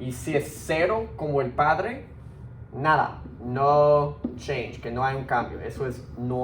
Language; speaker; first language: Spanish; early bilingual, heritage; Spanish